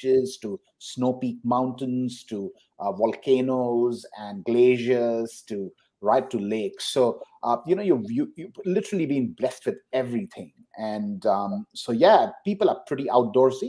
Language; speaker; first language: English; non-native, local second language; Hindi